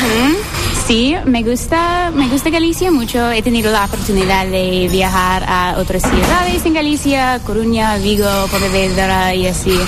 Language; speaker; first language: Spanish; non-native, fluent; English